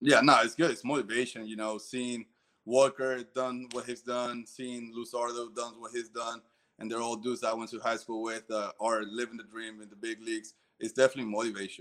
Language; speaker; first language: English; early bilingual, other home language; Spanish